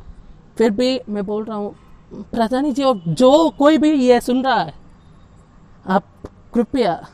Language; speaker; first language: Hindi; non-native, local second language; Telugu